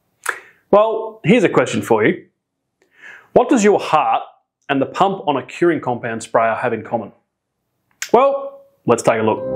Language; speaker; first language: English; native; English